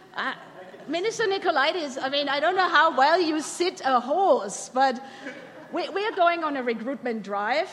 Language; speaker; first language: English; non-native, fluent; German